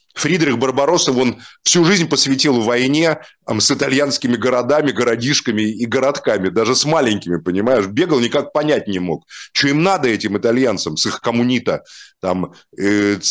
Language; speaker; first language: Russian; native; Russian